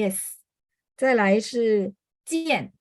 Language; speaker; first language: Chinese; non-native, fluent; Indonesian